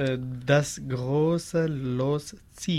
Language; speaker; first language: German; non-native, learner; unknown